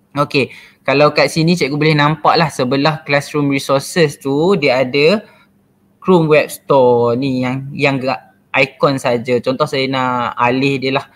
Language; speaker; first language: Malay; native; Malay